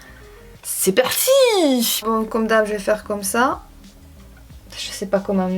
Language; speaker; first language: French; native; French